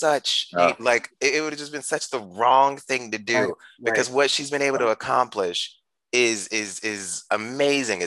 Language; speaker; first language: English; native; English